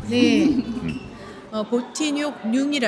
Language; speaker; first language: Korean; native; Korean